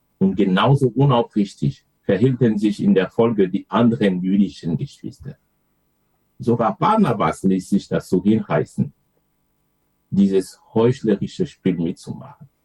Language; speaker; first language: German; non-native, fluent; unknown